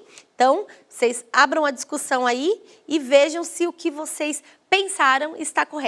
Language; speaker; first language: Portuguese; native; Portuguese